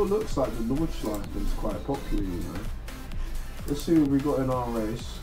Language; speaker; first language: English; native; English